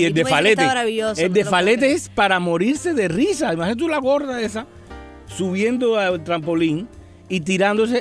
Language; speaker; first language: Spanish; native; Spanish